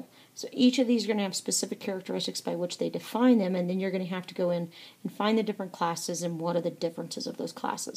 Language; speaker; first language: English; native; English